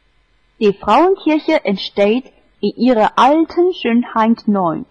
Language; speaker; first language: German; non-native, fluent; Chinese